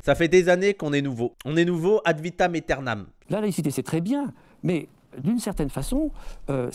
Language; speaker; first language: French; native; French